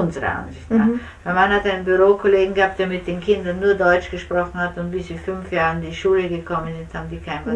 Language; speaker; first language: German; native; German